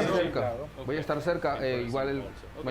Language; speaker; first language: Spanish; native; Spanish